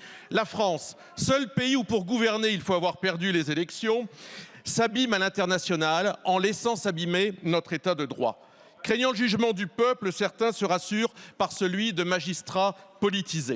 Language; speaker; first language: French; native; French